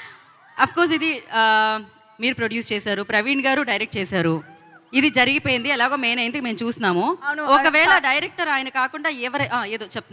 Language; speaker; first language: Telugu; native; Telugu